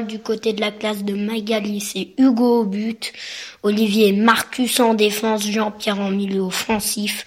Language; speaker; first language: French; native; French